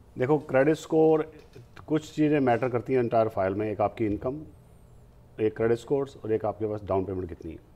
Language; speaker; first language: Hindi; native; Hindi